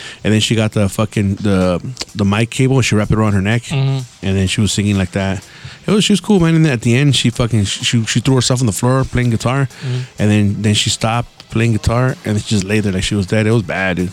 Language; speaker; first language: English; early bilingual, other home language; Spanish